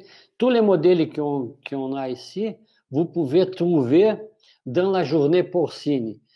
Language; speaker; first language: French; non-native, fluent; Portuguese